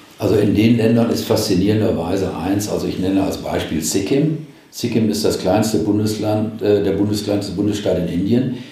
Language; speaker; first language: German; native; German